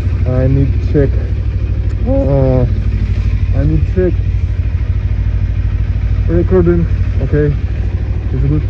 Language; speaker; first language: English; non-native, learner; Russian